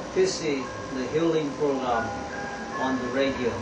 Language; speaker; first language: English; non-native, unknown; Vietnamese